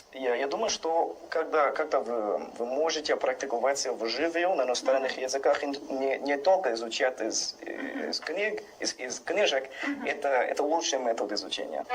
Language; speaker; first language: Russian; non-native, learner; English